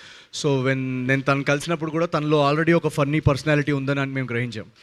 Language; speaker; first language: Telugu; native; Telugu